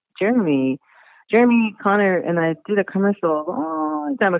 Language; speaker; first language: English; native; English